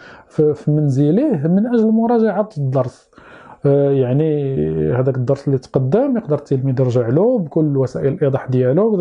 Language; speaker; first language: Arabic; native; Arabic